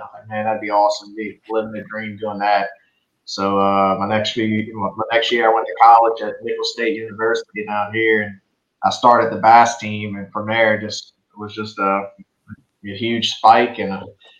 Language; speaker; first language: English; native; English